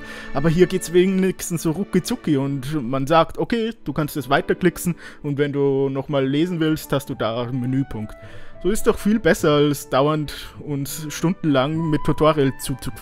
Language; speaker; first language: German; native; German